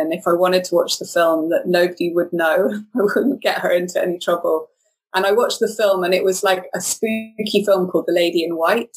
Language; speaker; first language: English; native; English